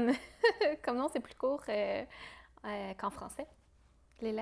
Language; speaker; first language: French; native; French